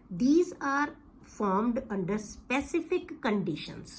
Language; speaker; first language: English; non-native, local second language; Punjabi